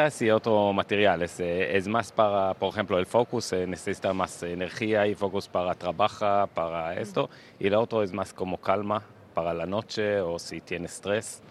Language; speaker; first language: Spanish; non-native, learner; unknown